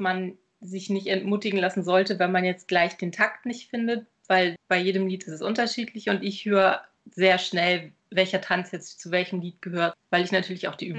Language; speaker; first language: German; native; German